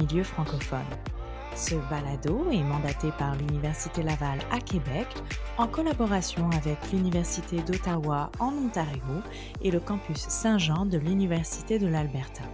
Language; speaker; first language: French; native; French